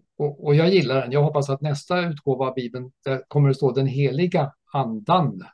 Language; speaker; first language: Swedish; early bilingual, other home language; English